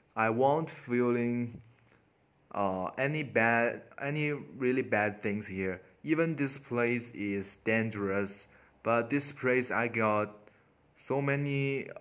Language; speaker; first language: English; non-native, learner; Chinese